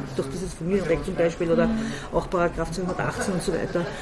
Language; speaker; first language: German; native; German